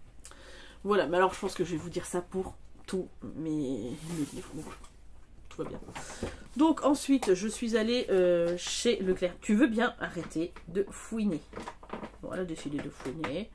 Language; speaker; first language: French; native; French